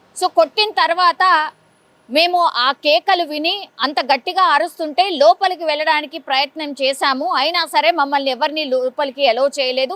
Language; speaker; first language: Telugu; native; Telugu